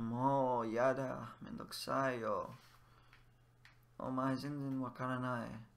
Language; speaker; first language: Japanese; non-native, learner; English